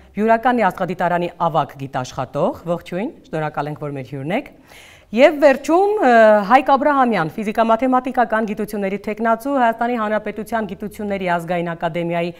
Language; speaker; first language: Armenian; native; Armenian